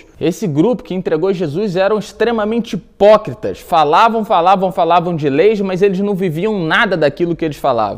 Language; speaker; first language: Portuguese; native; Portuguese